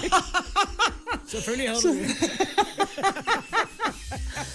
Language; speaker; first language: Danish; native; Danish